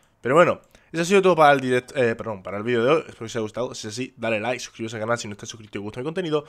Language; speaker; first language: Spanish; native; Spanish